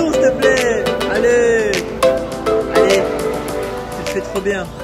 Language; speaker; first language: French; native; French